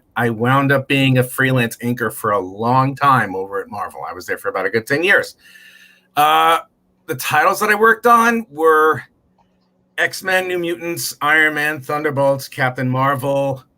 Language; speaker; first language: English; native; English